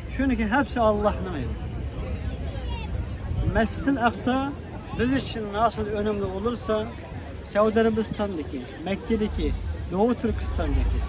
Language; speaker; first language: Turkish; non-native, fluent; Uyghur